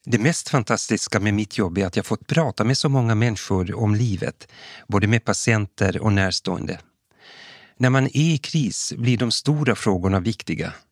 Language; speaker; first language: Swedish; native; Swedish